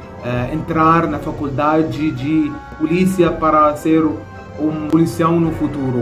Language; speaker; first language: Portuguese; non-native, fluent; Arabic